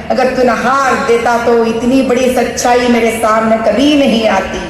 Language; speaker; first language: Hindi; non-native, local second language; Telugu